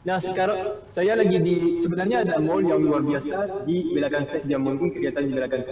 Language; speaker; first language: Indonesian; non-native, fluent; French